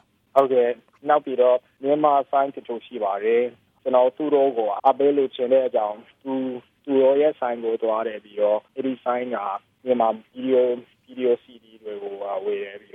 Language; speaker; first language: Burmese; non-native, learner; English